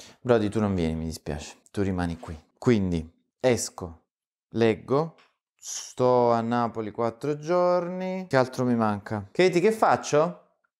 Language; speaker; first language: Italian; native; Italian